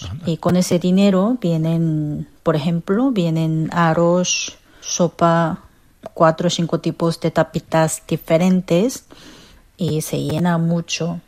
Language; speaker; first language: Spanish; non-native, fluent; Korean